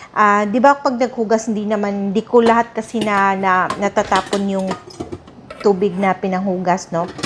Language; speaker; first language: Filipino; non-native, local second language; Cebuano